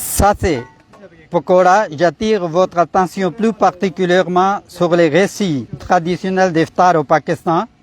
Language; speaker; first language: French; non-native, fluent; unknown